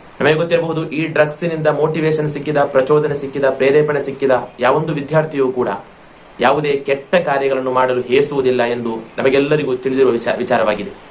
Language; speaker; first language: Kannada; non-native, local second language; Malayalam